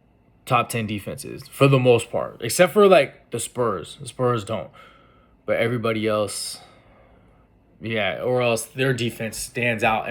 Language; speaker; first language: English; native; English